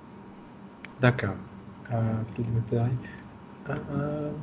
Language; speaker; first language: French; non-native, fluent; Vietnamese